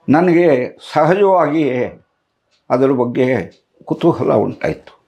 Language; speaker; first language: Kannada; non-native, local second language; Tamil